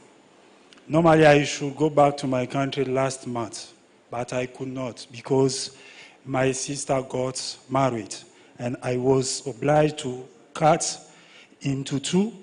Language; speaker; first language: English; non-native, learner; French